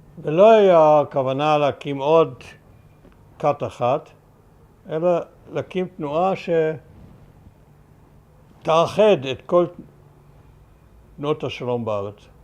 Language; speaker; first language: Hebrew; early bilingual, other home language; German